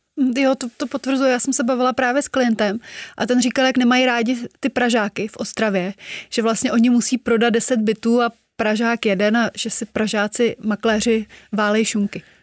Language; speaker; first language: Czech; native; Czech